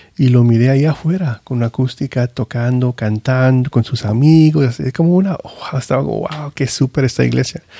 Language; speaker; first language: Spanish; early bilingual, heritage; Spanish